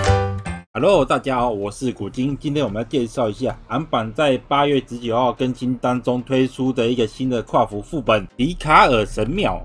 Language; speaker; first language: Chinese; native; Chinese